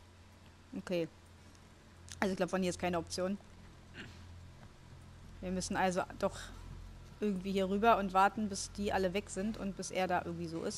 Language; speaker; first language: German; native; German